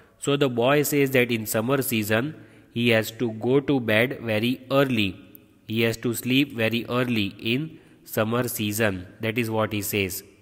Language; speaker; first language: English; non-native, local second language; Gujarati